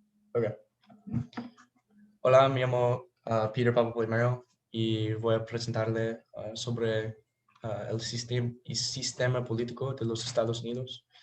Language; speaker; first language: Spanish; non-native, learner; English